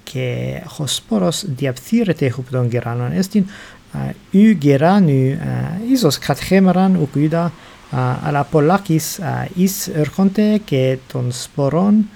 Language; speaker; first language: Greek; non-native, learner; English